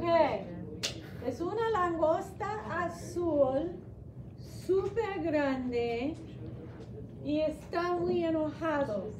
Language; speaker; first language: Spanish; non-native, fluent; English